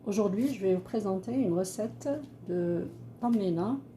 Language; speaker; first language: French; non-native, local second language; Arabic